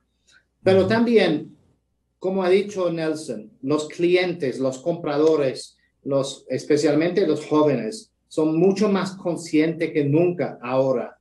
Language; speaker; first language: Spanish; non-native, fluent; English